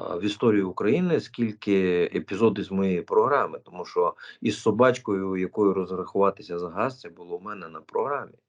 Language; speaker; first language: Ukrainian; native; Ukrainian